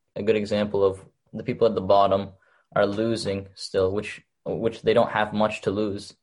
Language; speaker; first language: English; early bilingual, other home language; Arabic